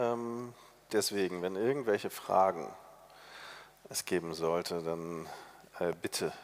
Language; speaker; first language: German; native; German